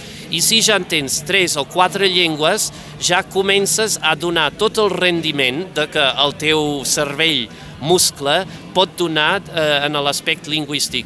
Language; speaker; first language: Catalan; non-native, fluent; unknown